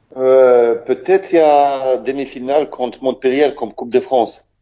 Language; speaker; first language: French; non-native, fluent; Polish